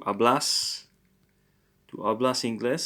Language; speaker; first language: Spanish; non-native, learner; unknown